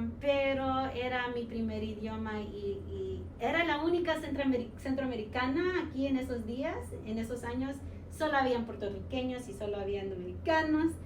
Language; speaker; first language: Spanish; early bilingual, heritage; Spanish